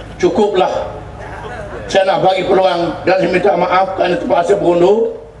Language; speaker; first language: Malay; native; Malay